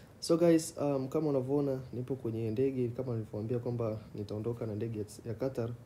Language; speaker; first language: Swahili; native; Swahili